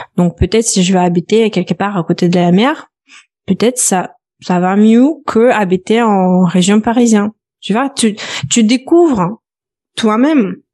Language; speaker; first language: French; non-native, fluent; Russian